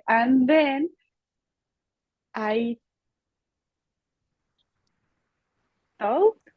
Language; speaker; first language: English; non-native, learner; Spanish